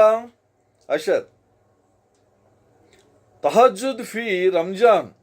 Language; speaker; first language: Arabic; non-native, learner; Telugu